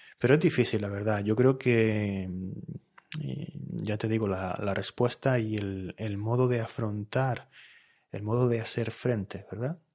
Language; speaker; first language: Spanish; native; Spanish